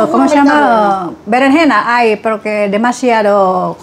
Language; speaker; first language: Spanish; non-native, learner; Indonesian